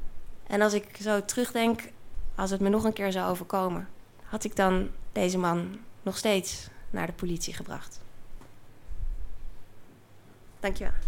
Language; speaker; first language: Dutch; native; Dutch